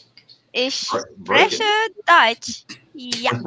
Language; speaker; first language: German; non-native, learner; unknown